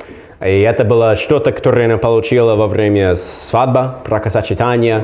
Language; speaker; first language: Russian; non-native, learner; English